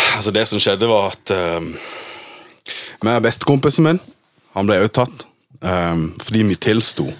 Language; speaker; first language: Norwegian; early bilingual, other home language; German